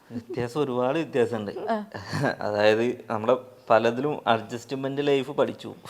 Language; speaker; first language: Malayalam; native; Malayalam